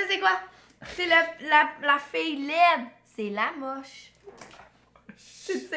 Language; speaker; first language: French; native; French